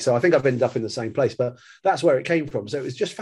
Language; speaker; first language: English; native; English